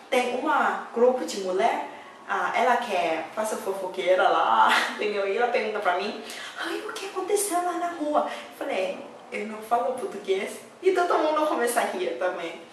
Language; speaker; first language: Portuguese; non-native, learner; Thai